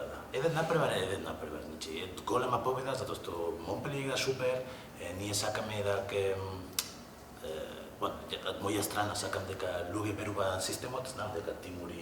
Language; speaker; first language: Macedonian; non-native, fluent; Spanish